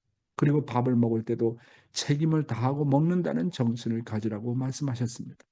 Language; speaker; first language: Korean; native; Korean